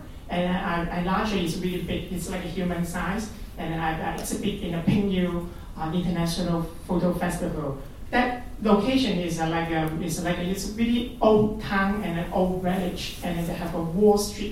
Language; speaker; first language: English; non-native, local second language; Cantonese